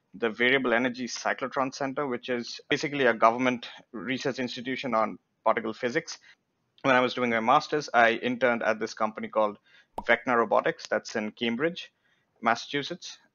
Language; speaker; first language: English; non-native, local second language; Bangla